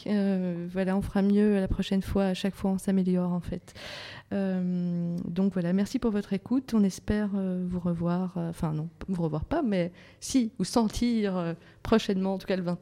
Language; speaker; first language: French; native; French